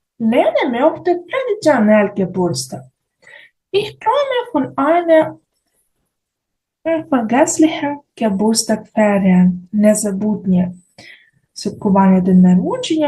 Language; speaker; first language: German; non-native, fluent; Ukrainian